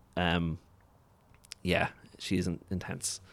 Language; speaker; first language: English; native; English